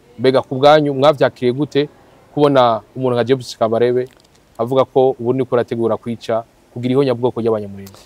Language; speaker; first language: Rundi; native; Rundi